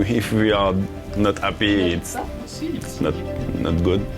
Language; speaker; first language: English; non-native, learner; French